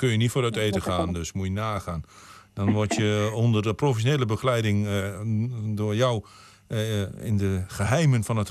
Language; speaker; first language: Dutch; native; Dutch